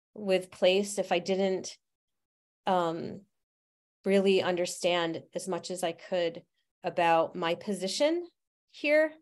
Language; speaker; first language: English; native; English